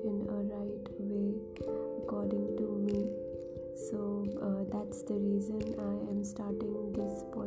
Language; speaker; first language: English; non-native, local second language; Hindi